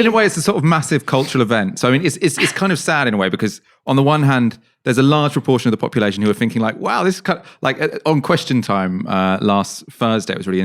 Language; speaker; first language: English; native; English